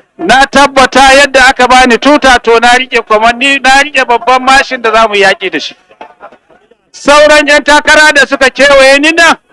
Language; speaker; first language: Hausa; native; Hausa